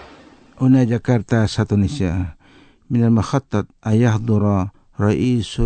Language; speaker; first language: Arabic; non-native, fluent; Indonesian